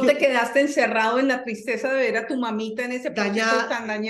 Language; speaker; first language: Spanish; native; Spanish